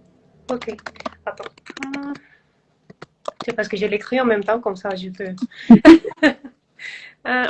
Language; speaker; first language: French; non-native, fluent; Spanish